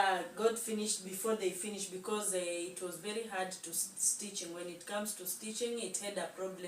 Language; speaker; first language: English; non-native, local second language; Swahili